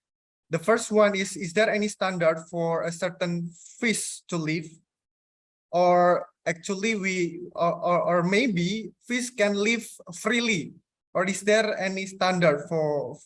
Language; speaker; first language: English; non-native, fluent; Indonesian